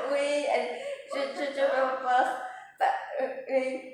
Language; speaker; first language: French; non-native, learner; Vietnamese